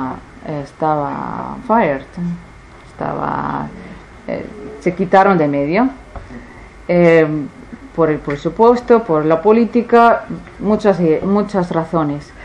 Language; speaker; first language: Spanish; non-native, fluent; Icelandic